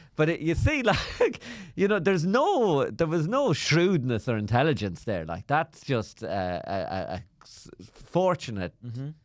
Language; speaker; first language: English; native; English